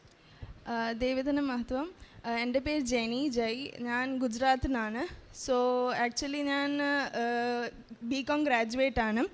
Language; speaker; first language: Malayalam; early bilingual, heritage; Malayalam